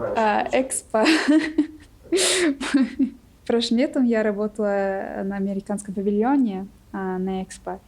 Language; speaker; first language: Russian; non-native, fluent; English